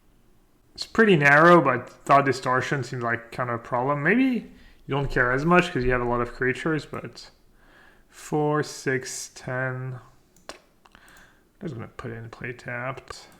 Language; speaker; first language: English; non-native, fluent; French